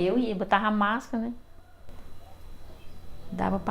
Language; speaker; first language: Portuguese; native; Portuguese